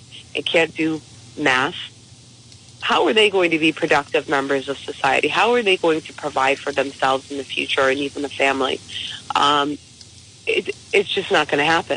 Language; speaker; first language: English; native; English